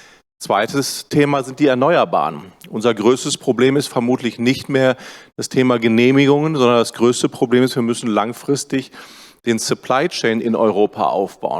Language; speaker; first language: German; native; German